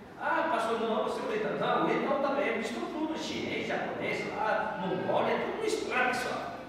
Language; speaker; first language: Portuguese; non-native, fluent; Korean